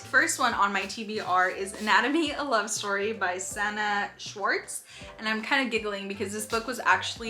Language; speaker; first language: English; native; English